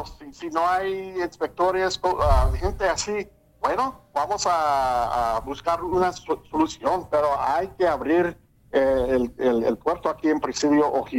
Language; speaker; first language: Spanish; early bilingual, heritage; Spanish